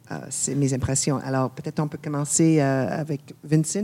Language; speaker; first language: French; non-native, fluent; English